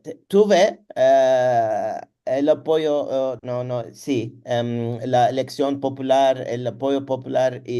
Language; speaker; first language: Spanish; non-native, learner; Turkish